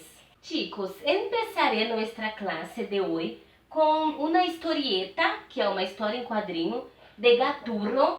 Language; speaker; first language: Spanish; non-native, fluent; Portuguese